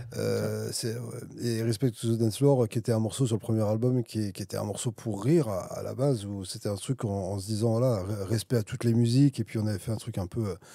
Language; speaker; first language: French; native; French